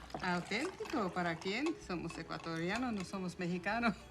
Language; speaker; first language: Spanish; native; Spanish